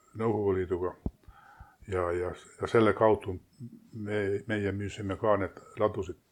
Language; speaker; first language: Estonian; non-native, fluent; Swedish